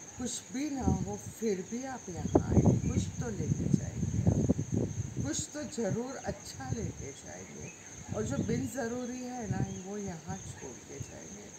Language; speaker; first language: Hindi; non-native, local second language; Gujarati